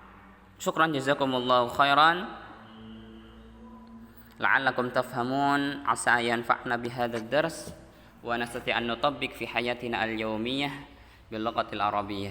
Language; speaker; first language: Arabic; non-native, learner; Indonesian